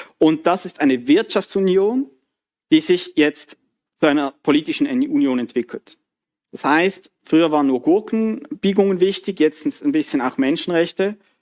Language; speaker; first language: German; native; German